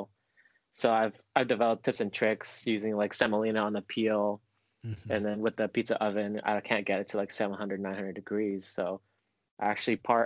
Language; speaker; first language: English; native; English